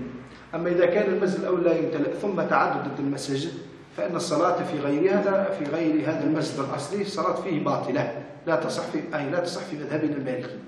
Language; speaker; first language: Arabic; native; Arabic